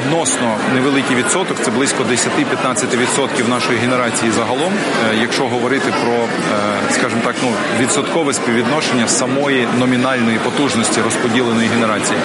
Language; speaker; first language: Ukrainian; native; Ukrainian